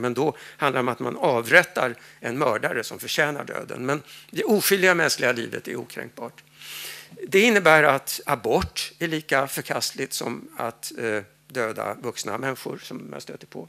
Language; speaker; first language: Swedish; native; Swedish